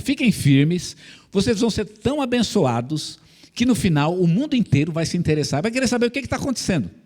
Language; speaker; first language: Portuguese; native; Portuguese